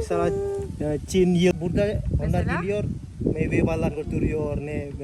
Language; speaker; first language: Turkish; non-native, learner; Indonesian